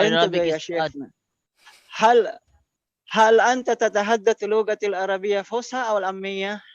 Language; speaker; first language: Arabic; non-native, learner; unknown